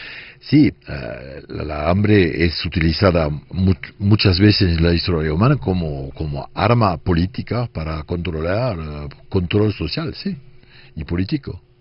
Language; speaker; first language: Spanish; non-native, fluent; French